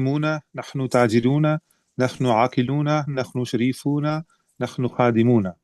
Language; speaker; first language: Arabic; non-native, learner; Urdu